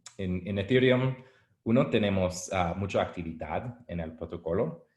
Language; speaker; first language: Spanish; non-native, learner; English